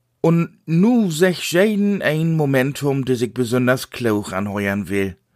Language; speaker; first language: German; native; German